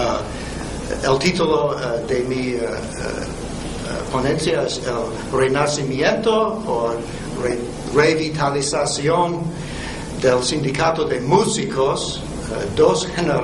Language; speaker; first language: Spanish; non-native, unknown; English